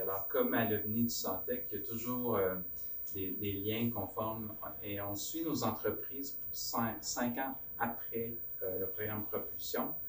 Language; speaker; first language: French; native; French